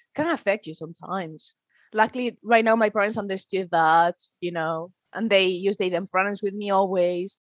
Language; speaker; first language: English; non-native, fluent; Spanish